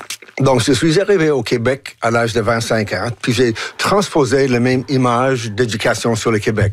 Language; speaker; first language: French; non-native, local second language; English